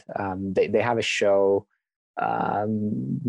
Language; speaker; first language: English; non-native, fluent; Italian